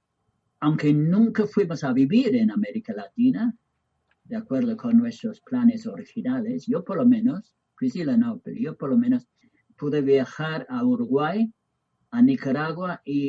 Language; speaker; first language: Spanish; non-native, fluent; English